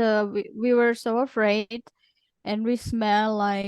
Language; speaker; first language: English; non-native, fluent; Indonesian